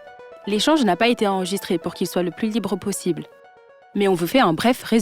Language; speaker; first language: French; native; French